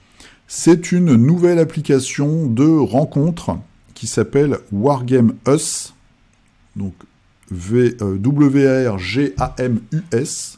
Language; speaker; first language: French; native; French